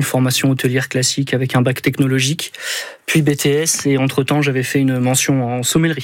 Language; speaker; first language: French; native; French